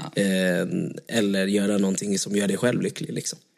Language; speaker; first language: Swedish; early bilingual, other home language; Vietnamese